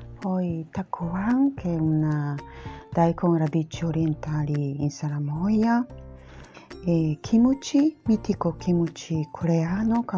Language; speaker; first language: Italian; non-native, learner; Japanese